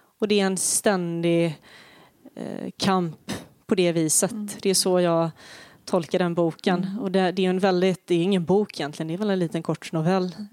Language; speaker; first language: Swedish; early bilingual, other home language; Bosnian